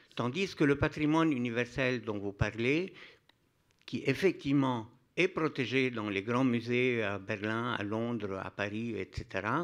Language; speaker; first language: French; non-native, local second language; Arabic